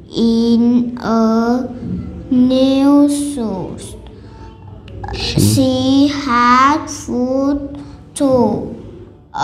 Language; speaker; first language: English; non-native, learner; Vietnamese